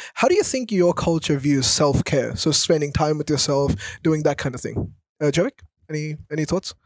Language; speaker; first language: English; early bilingual, other home language; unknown